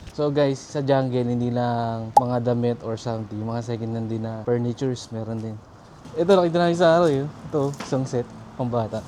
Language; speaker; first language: Filipino; native; Filipino